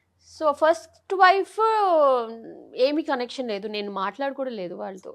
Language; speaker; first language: Telugu; non-native, fluent; Tamil